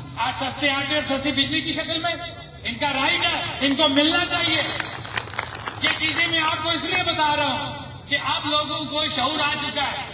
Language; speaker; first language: Urdu; non-native, local second language; Pahari-Potwari